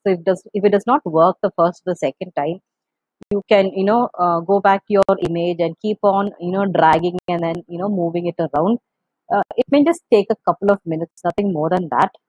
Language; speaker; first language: English; non-native, local second language; Malayalam